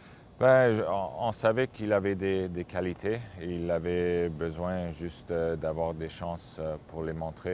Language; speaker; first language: French; non-native, fluent; English